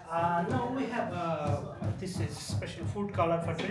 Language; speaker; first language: English; non-native, learner; Nepali